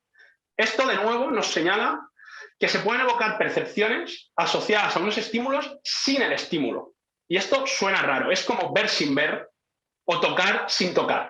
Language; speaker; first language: Spanish; native; Spanish